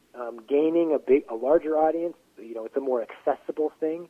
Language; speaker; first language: English; native; English